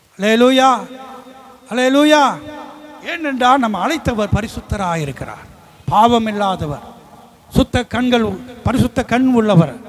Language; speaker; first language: Tamil; early bilingual, heritage; Tamil